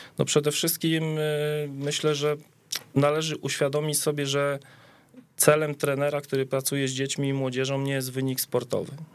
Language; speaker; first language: Polish; native; Polish